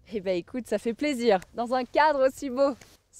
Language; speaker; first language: French; native; French